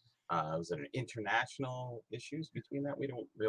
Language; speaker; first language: English; native; English